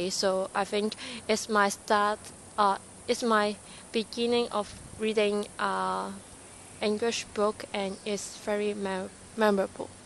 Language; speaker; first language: English; non-native, learner; Cantonese